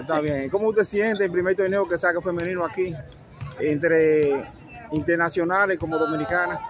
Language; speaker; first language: Spanish; native; Spanish